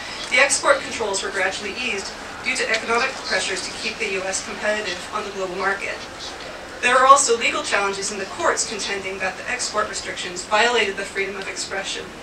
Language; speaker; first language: English; native; English